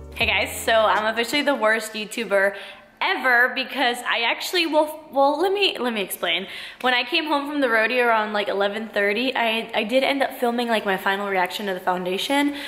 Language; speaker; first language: English; native; English